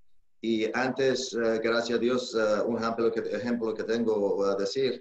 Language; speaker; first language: Spanish; non-native, learner; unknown